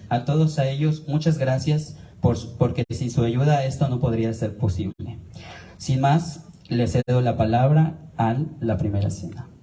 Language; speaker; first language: Spanish; native; Spanish